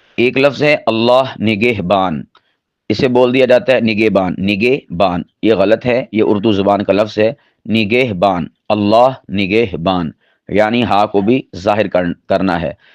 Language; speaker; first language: Urdu; non-native, local second language; Punjabi